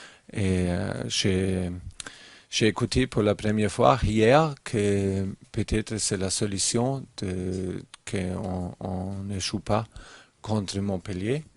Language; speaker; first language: French; non-native, learner; German